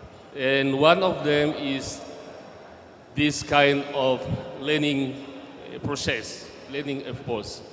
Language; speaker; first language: English; non-native, fluent; Indonesian